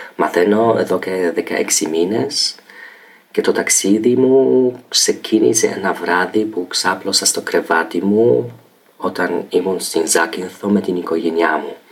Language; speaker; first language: Greek; non-native, fluent; Polish